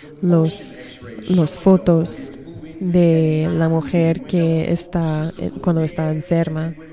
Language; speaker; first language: Spanish; non-native, learner; English